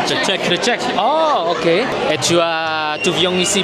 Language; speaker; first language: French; non-native, learner; Indonesian